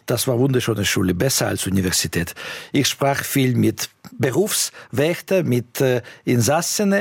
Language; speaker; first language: German; non-native, fluent; Russian